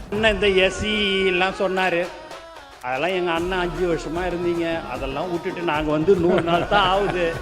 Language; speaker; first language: Tamil; native; Tamil